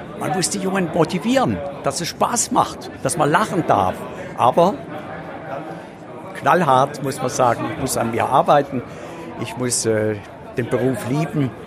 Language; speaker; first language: German; native; German